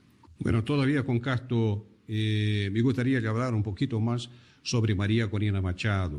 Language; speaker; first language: Spanish; non-native, fluent; Portuguese